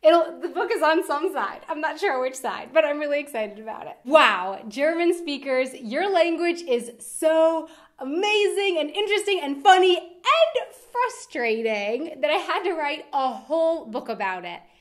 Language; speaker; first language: English; native; English